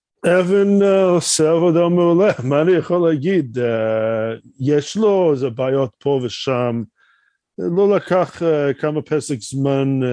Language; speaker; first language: Hebrew; non-native, fluent; English